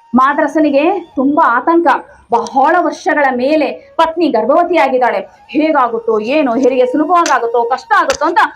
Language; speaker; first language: Kannada; non-native, local second language; Tamil